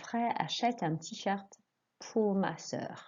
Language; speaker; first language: French; non-native, fluent; English